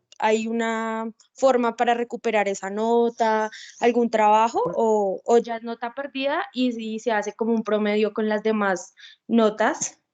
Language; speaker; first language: Spanish; native; Spanish